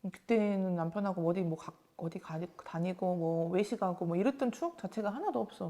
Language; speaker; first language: Korean; native; Korean